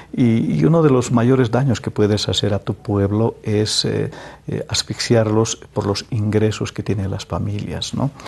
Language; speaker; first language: Spanish; native; Spanish